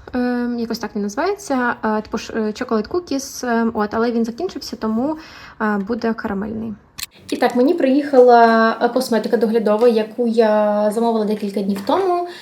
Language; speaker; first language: Ukrainian; non-native, local second language; Russian